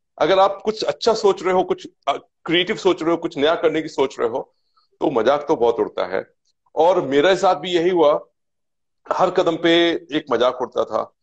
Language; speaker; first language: Hindi; native; Hindi